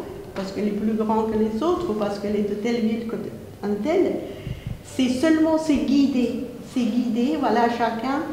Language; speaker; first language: French; non-native, fluent; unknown